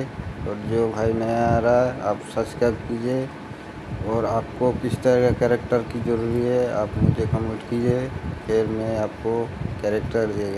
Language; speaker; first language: Hindi; non-native, local second language; Bangla